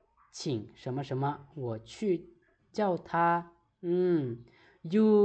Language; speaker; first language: Chinese; non-native, fluent; Lao